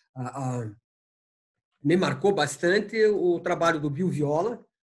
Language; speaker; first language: Portuguese; native; Portuguese